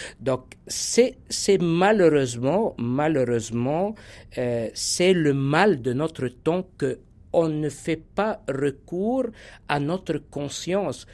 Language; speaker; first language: French; non-native, local second language; Arabic